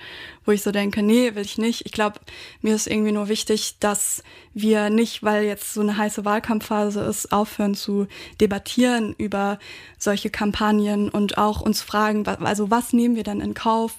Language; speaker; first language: German; native; German